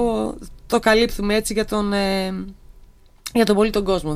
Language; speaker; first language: Greek; native; Greek